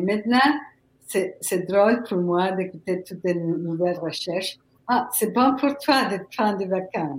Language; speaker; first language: French; non-native, fluent; Spanish